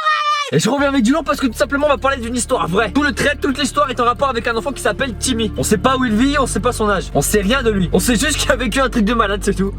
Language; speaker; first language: French; native; French